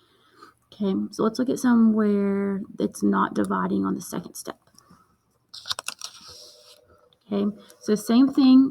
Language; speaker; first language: English; native; English